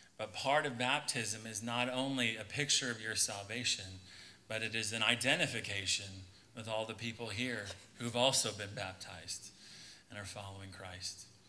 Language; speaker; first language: English; native; English